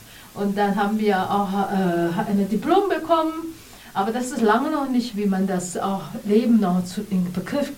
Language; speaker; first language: German; non-native, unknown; Chinese